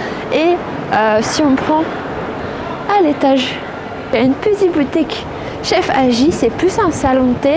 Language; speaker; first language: French; native; French